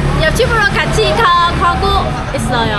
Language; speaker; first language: Korean; non-native, learner; Vietnamese